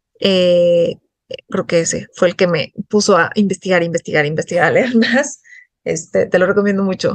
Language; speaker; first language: Spanish; native; Spanish